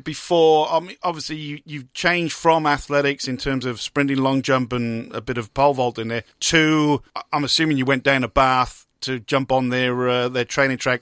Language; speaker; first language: English; native; English